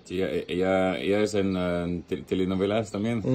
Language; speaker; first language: Spanish; non-native, learner; French